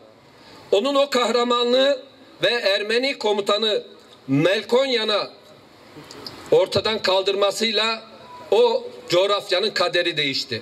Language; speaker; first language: Turkish; native; Turkish